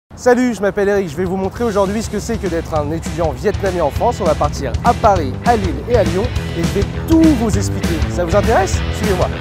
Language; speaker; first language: French; native; French